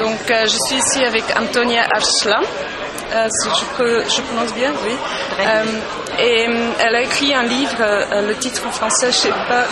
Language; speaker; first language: French; non-native, local second language; Dutch